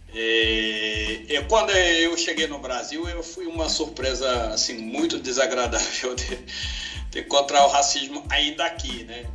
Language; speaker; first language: Portuguese; non-native, fluent; Wolof